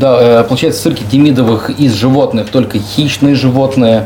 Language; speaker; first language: Russian; native; Russian